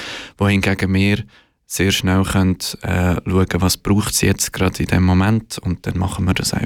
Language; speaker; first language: German; native; German